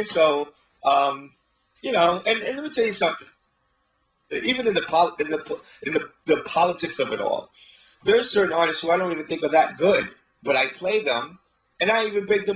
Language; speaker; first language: English; native; English